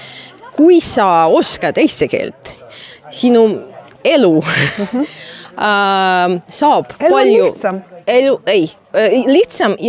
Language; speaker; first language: Estonian; non-native, fluent; Russian